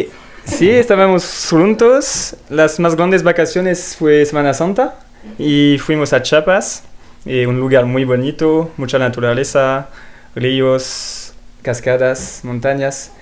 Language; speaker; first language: Spanish; non-native, learner; French